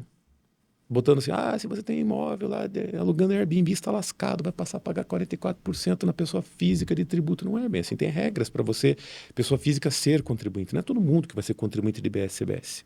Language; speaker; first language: Portuguese; native; Portuguese